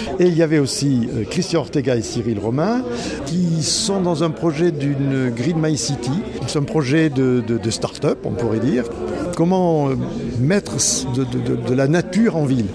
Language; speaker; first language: French; native; French